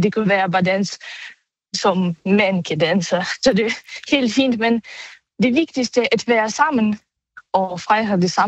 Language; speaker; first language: Danish; non-native, learner; Ukrainian